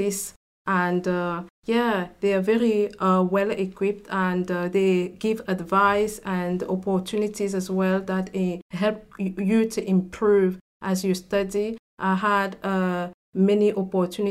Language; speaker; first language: English; non-native, local second language; French